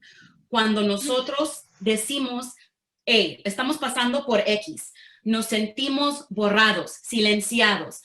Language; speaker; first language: Spanish; early bilingual, heritage; Spanish